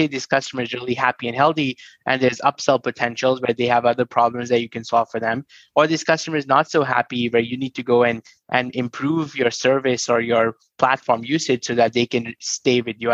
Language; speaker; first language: English; non-native, local second language; Hindi